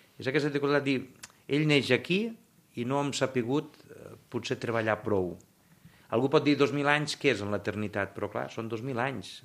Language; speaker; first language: Catalan; native; Catalan